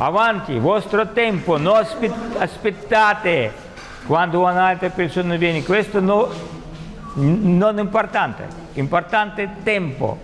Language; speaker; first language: Italian; non-native, learner; Russian